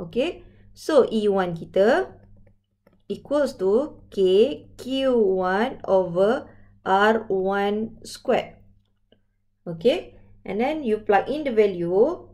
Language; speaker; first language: English; non-native, local second language; Malay